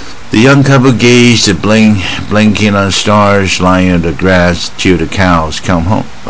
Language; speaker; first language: English; non-native, fluent; Chinese